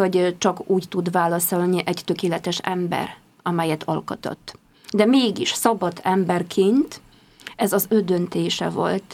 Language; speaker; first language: Hungarian; non-native, fluent; Polish